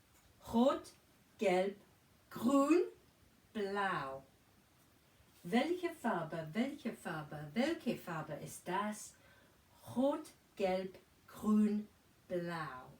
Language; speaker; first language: German; non-native, fluent; English